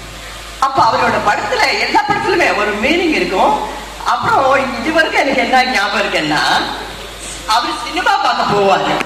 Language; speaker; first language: Tamil; non-native, local second language; Telugu